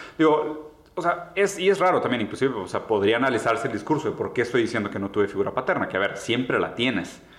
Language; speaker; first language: Spanish; early bilingual, other home language; Portuguese